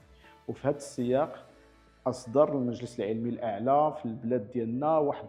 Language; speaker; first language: Arabic; native; Arabic